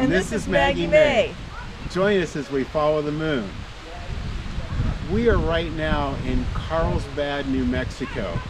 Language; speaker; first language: English; native; English